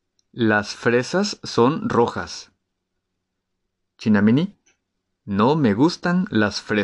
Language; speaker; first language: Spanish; non-native, fluent; Japanese